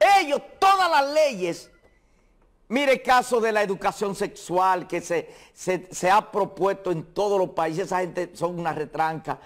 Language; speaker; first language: Spanish; native; Spanish